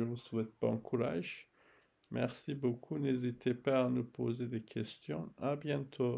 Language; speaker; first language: French; non-native, fluent; Turkish